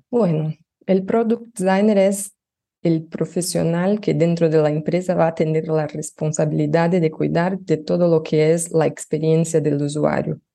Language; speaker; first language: Spanish; non-native, fluent; Portuguese